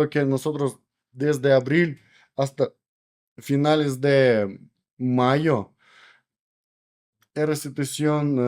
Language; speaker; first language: Spanish; non-native, learner; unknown